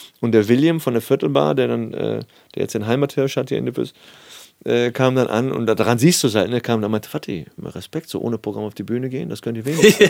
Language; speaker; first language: German; native; German